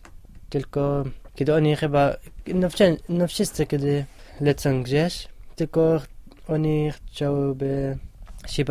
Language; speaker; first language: Polish; non-native, learner; Hebrew